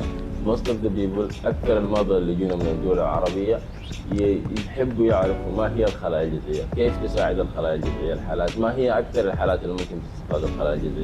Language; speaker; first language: Arabic; native; Arabic